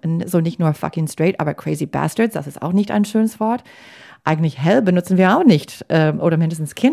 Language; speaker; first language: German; non-native, fluent; English